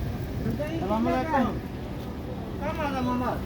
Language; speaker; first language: Arabic; non-native, learner; Punjabi